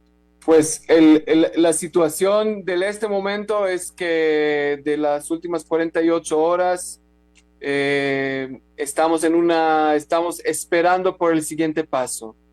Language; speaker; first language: Spanish; non-native, fluent; Hebrew